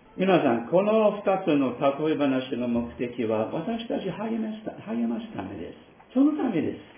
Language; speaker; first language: Japanese; non-native, fluent; English